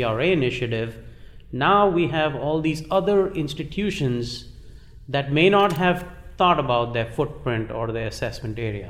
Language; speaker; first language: English; non-native, local second language; Hindi